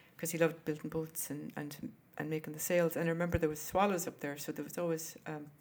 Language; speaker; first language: English; native; English